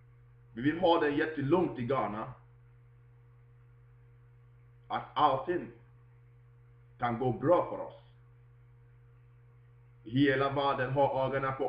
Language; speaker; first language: Swedish; non-native, fluent; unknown